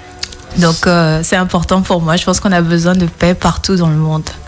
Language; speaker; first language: French; non-native, local second language; Sango